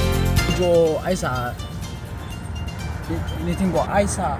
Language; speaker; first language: Chinese; non-native, fluent; Amharic